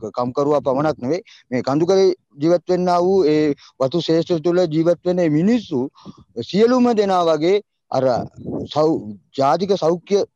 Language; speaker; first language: Sinhala; non-native, local second language; Tamil